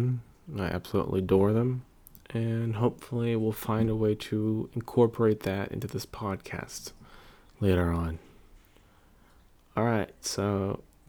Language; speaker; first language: English; native; English